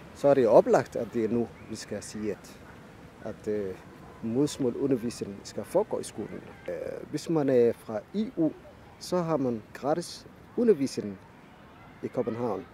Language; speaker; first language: Danish; non-native, fluent; Somali